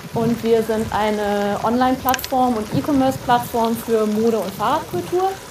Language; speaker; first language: German; native; German